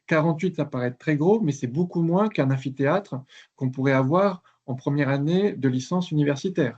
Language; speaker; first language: French; native; French